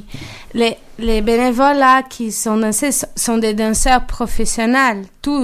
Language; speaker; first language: French; non-native, learner; Portuguese